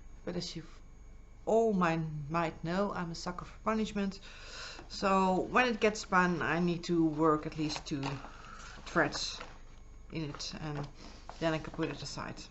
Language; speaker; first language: English; non-native, fluent; Dutch